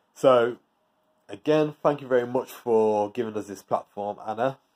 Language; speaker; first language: English; native; English